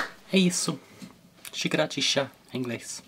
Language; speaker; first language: Portuguese; non-native, learner; English